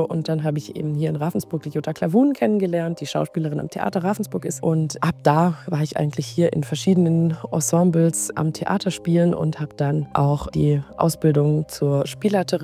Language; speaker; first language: German; native; German